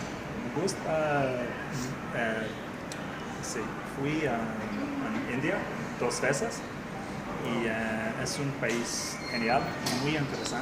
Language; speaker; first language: Spanish; non-native, learner; English